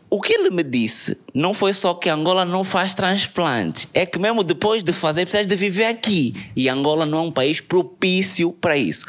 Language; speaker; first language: Portuguese; native; Portuguese